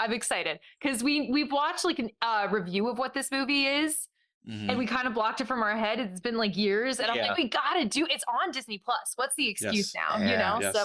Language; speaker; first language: English; native; English